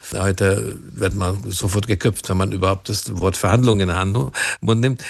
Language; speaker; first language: German; non-native, fluent; Hungarian